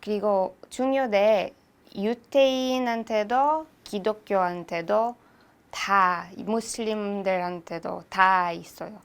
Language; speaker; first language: Korean; non-native, learner; Hebrew